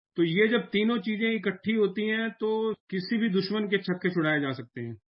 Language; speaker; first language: Hindi; native; Hindi